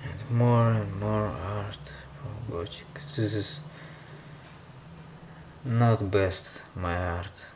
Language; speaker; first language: English; non-native, learner; Russian